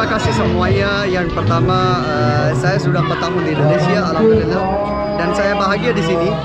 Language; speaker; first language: Indonesian; non-native, learner; Urdu